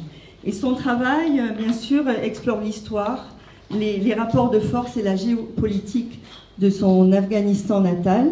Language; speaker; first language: French; native; French